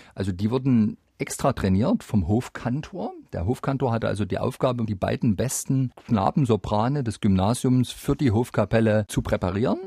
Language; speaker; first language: German; native; German